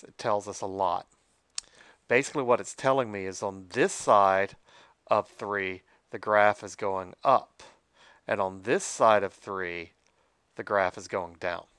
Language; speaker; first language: English; native; English